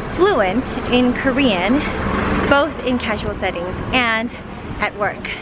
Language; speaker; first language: English; native; English